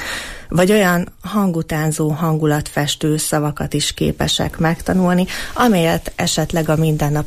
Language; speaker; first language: Hungarian; native; Hungarian